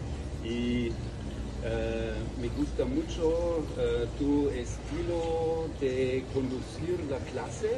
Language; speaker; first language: Spanish; non-native, learner; German